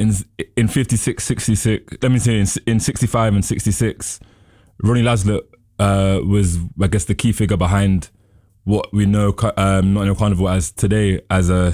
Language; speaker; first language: English; native; English